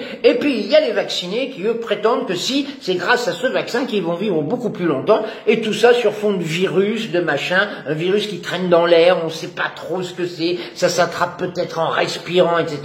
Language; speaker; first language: French; native; French